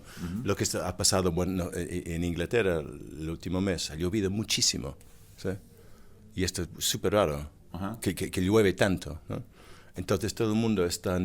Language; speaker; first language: Spanish; non-native, fluent; English